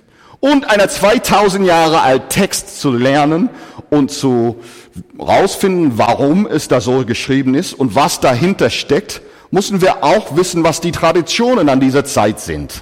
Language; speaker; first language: German; non-native, fluent; English